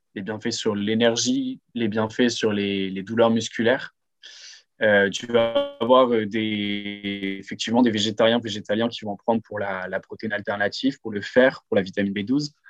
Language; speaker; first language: French; native; French